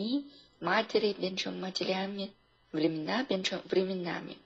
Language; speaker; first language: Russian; non-native, fluent; Chinese